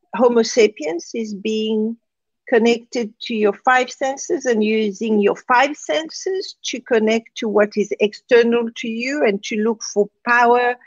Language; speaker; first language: English; non-native, fluent; French